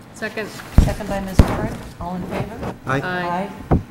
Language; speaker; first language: English; native; English